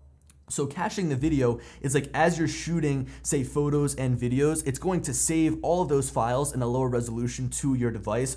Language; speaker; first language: English; native; English